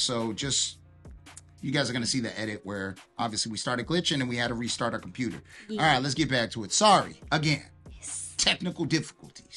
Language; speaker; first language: English; native; English